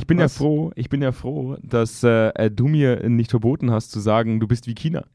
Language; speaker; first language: German; native; German